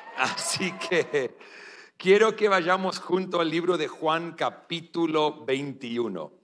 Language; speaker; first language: Spanish; non-native, fluent; English